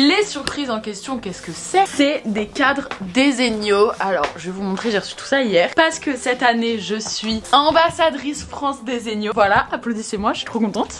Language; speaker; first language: French; native; French